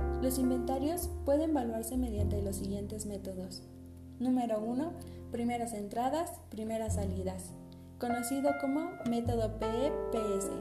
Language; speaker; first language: Spanish; native; Spanish